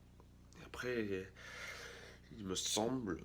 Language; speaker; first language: French; native; French